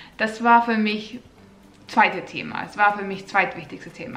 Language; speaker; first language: German; non-native, fluent; Finnish